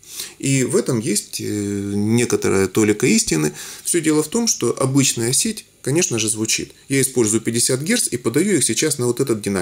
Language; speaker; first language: Russian; native; Russian